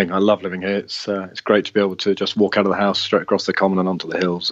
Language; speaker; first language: English; native; English